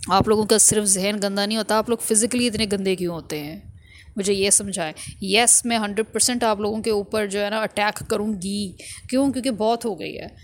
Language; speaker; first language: Urdu; native; Urdu